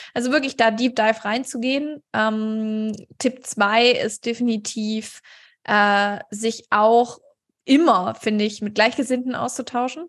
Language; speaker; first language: German; native; German